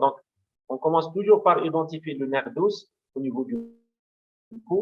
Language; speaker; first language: French; non-native, local second language; Arabic